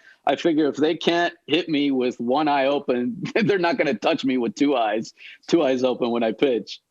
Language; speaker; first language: English; native; English